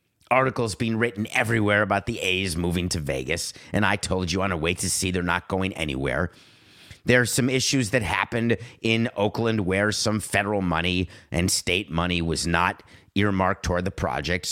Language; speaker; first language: English; native; English